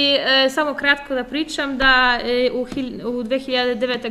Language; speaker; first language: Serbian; non-native, fluent; Polish